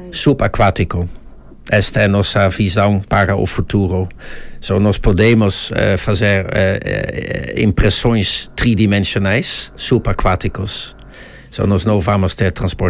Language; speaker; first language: Portuguese; non-native, fluent; Dutch